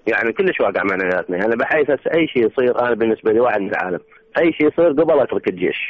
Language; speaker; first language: Arabic; native; Arabic